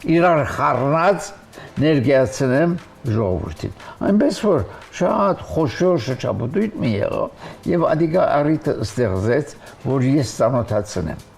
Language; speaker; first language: Armenian; native; Armenian